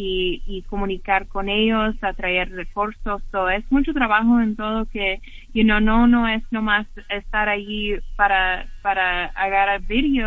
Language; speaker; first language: Spanish; early bilingual, heritage; English